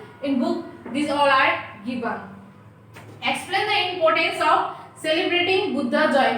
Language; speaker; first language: English; non-native, local second language; Nepali